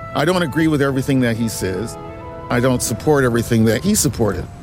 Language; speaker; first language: English; native; English